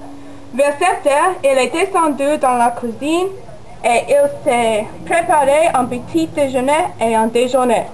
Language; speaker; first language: French; non-native, learner; English